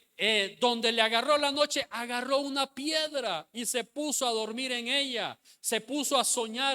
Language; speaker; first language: Spanish; native; Spanish